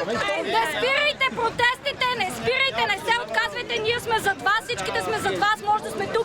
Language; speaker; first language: Bulgarian; native; Bulgarian